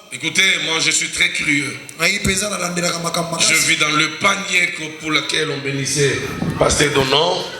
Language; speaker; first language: French; non-native, local second language; Lingala